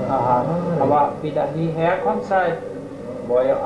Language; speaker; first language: German; early bilingual, heritage; German